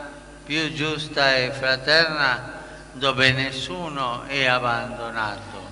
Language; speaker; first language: Italian; non-native, fluent; Spanish